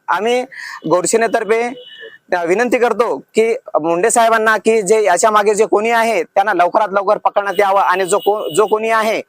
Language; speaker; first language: Marathi; non-native, local second language; Lambadi